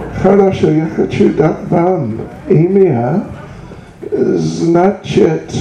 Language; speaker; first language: Russian; non-native, learner; English